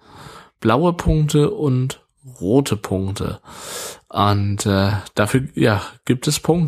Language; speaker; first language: German; native; German